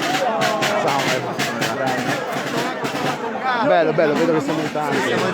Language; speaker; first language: Italian; native; Italian